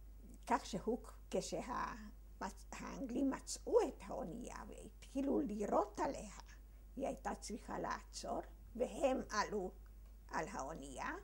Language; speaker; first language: Hebrew; early bilingual, other home language; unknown